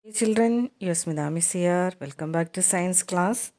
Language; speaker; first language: English; non-native, local second language; Malayalam